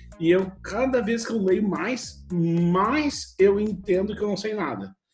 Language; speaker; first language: Portuguese; native; Portuguese